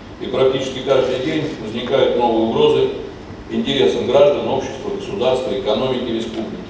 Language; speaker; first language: Russian; native; Russian